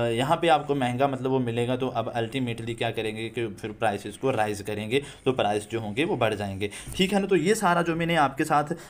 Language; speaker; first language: Hindi; non-native, local second language; Kashmiri